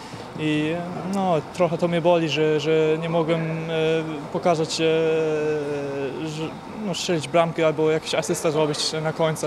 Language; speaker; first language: Polish; non-native, fluent; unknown